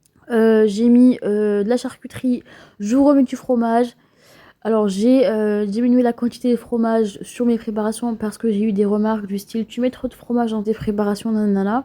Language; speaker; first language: French; native; French